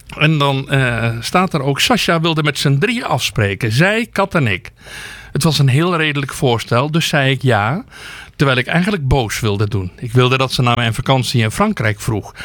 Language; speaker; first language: Dutch; native; Dutch